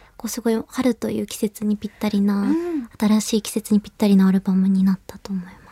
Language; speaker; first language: Japanese; native; Japanese